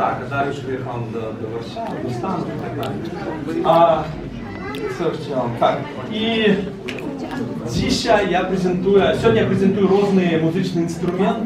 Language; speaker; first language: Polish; non-native, learner; Belarusian